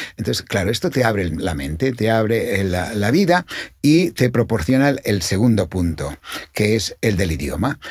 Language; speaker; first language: Spanish; non-native, local second language; Catalan